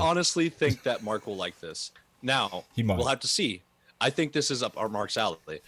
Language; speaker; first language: English; native; English